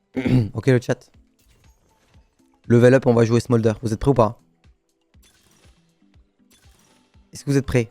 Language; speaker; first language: French; native; French